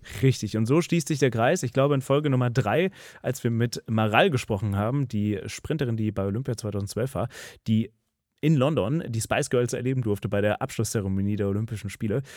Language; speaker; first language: German; native; German